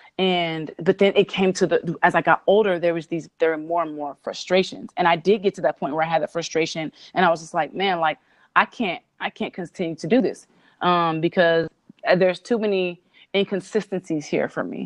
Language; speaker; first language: English; native; English